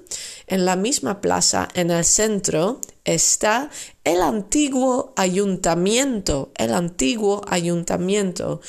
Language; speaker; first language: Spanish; non-native, fluent; Dutch